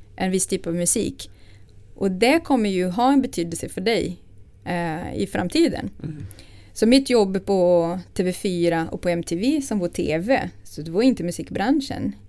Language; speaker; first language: Swedish; non-native, fluent; Portuguese